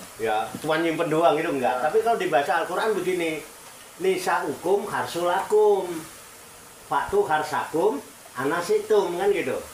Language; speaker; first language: Indonesian; non-native, local second language; Javanese